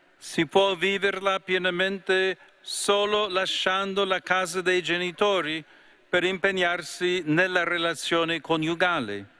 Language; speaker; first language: Italian; non-native, fluent; English